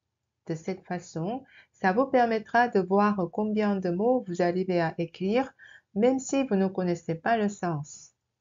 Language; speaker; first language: French; non-native, fluent; Korean